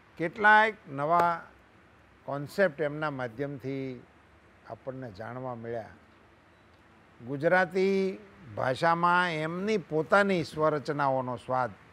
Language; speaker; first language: Gujarati; native; Gujarati